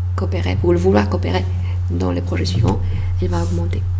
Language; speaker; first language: French; non-native, fluent; Polish